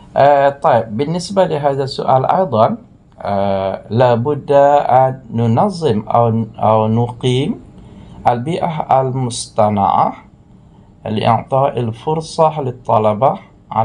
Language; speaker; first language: Arabic; non-native, fluent; Malay